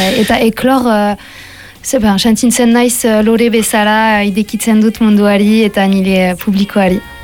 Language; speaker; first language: Basque; non-native, local second language; French